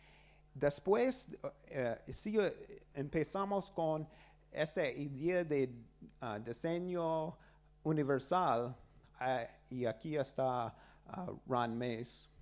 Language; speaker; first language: Spanish; non-native, learner; English